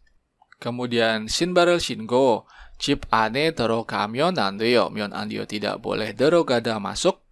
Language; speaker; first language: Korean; non-native, fluent; Indonesian